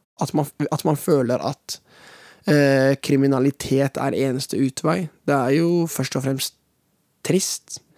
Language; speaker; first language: Norwegian; native; Norwegian